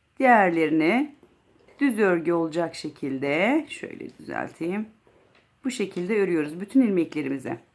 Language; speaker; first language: Turkish; native; Turkish